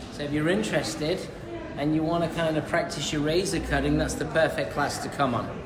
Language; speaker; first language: English; native; English